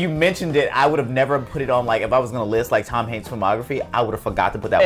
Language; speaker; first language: English; native; English